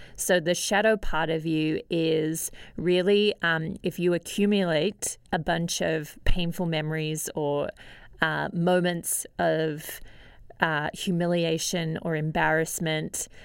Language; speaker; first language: English; native; English